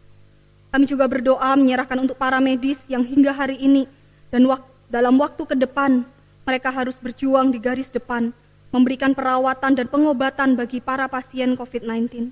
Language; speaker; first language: Indonesian; native; Indonesian